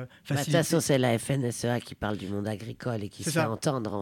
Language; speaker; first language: French; native; French